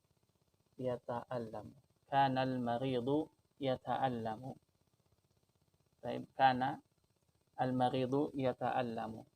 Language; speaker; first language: Arabic; non-native, fluent; Indonesian